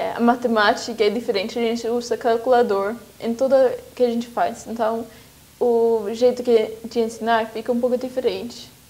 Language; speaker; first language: Portuguese; non-native, fluent; Swedish